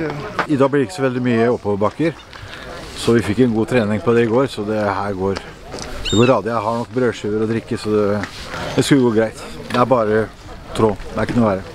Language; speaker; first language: Norwegian; native; Norwegian